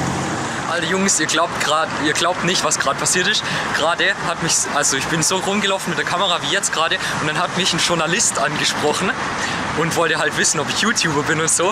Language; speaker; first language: German; native; German